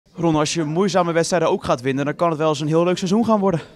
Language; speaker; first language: Dutch; native; Dutch